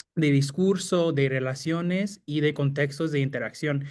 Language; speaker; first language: Spanish; non-native, fluent; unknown